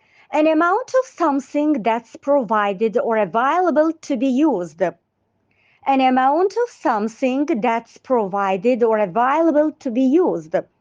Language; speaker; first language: English; non-native, fluent; Azerbaijani